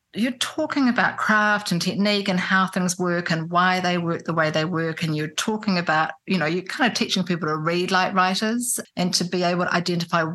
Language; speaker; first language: English; native; English